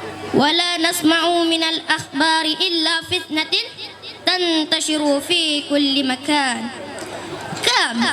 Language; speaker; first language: Arabic; non-native, learner; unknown